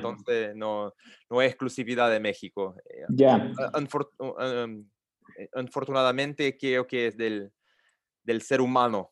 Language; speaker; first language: Spanish; non-native, learner; Portuguese